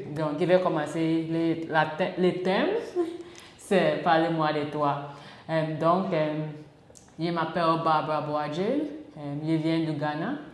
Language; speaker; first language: French; non-native, learner; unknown